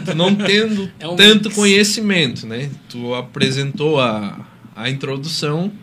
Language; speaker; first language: Portuguese; native; Portuguese